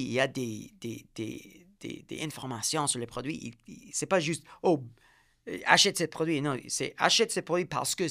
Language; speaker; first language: French; non-native, learner; English